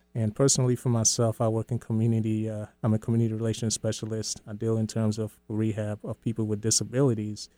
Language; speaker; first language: English; early bilingual, other home language; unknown